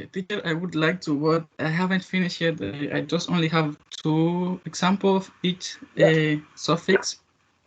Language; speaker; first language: English; non-native, learner; Spanish